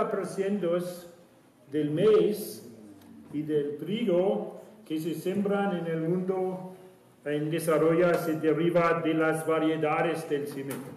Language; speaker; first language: Spanish; non-native, learner; German